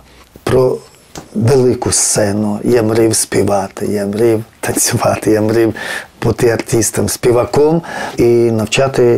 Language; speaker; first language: Ukrainian; non-native, fluent; Georgian